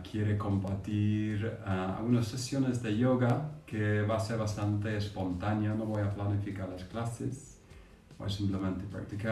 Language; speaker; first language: Spanish; non-native, fluent; English